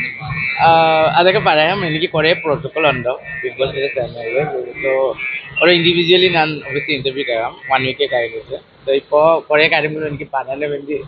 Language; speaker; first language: Malayalam; non-native, local second language; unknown